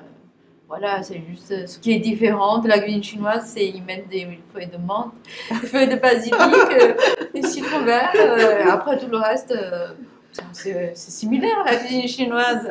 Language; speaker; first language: French; non-native, fluent; Chinese